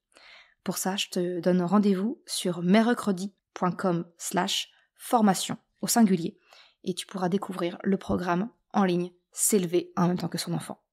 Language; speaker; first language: French; native; French